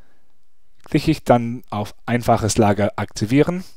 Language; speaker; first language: German; non-native, fluent; English